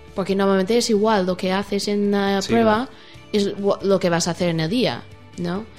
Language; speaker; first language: Spanish; non-native, learner; English